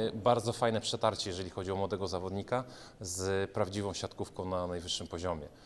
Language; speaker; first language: Polish; native; Polish